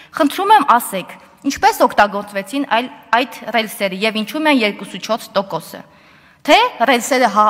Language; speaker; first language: Armenian; native; Armenian